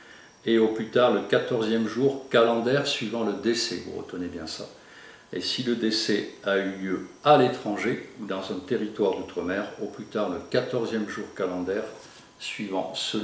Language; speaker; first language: French; native; French